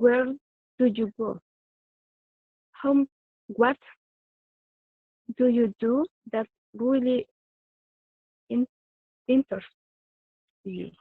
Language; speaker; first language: English; non-native, learner; Spanish